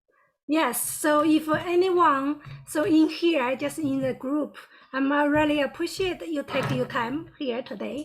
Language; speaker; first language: English; non-native, fluent; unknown